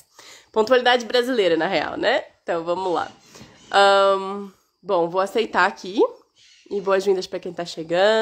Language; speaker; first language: Portuguese; native; Portuguese